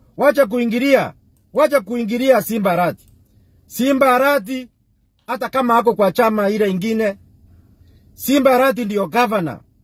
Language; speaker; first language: Swahili; non-native, local second language; Gusii